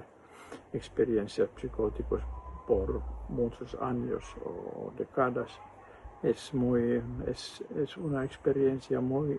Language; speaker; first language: Spanish; non-native, fluent; Finnish